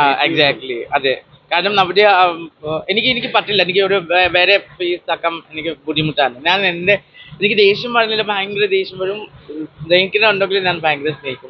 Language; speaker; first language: Malayalam; non-native, learner; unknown